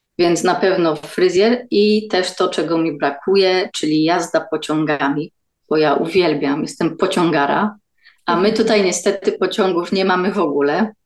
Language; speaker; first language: Polish; native; Polish